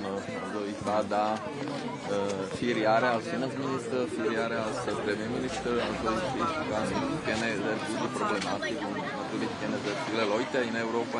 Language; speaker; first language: German; non-native, fluent; Czech